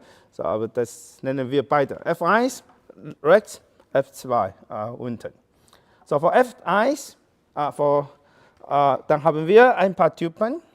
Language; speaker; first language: German; non-native, learner; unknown